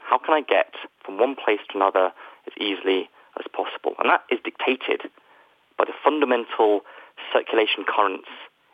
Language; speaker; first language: English; native; English